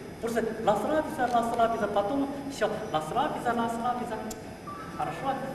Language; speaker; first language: Russian; non-native, learner; Chinese